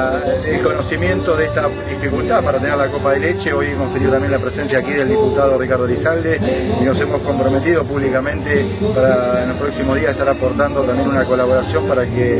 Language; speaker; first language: Spanish; native; Spanish